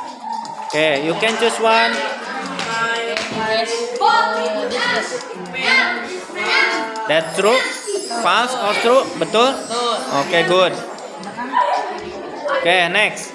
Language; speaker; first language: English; non-native, learner; Indonesian